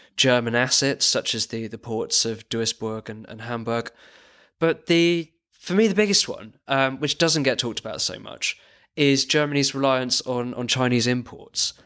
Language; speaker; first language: English; native; English